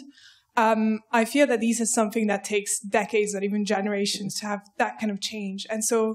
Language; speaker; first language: English; native; English